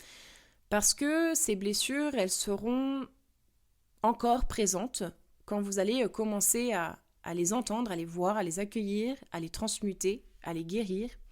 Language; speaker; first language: French; native; French